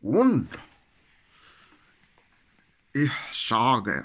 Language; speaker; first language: German; non-native, learner; Finnish